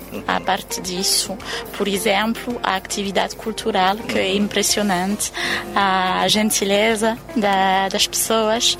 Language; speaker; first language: Portuguese; non-native, fluent; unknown